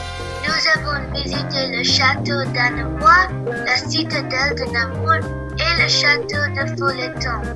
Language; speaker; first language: French; non-native, learner; English